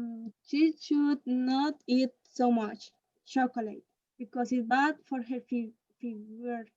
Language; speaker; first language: English; non-native, learner; Spanish